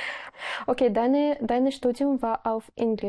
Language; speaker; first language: German; non-native, learner; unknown